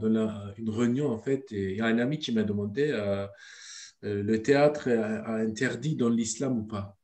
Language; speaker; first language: French; non-native, learner; Turkish